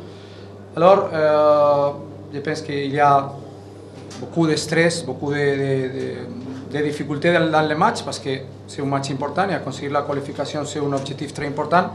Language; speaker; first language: French; non-native, learner; Catalan